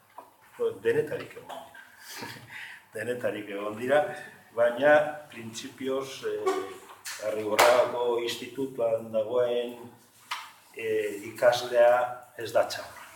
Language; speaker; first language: Basque; non-native, local second language; Spanish